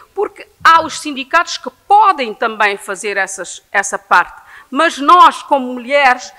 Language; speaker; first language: Portuguese; non-native, local second language; Kabuverdianu